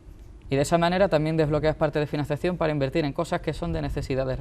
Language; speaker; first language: Spanish; native; Spanish